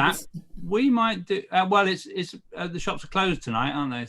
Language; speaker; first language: English; native; English